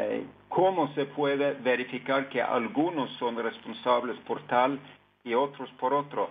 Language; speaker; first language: Spanish; non-native, fluent; Norwegian